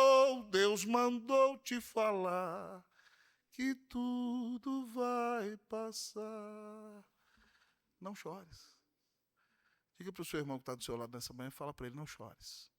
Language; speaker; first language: Portuguese; native; Portuguese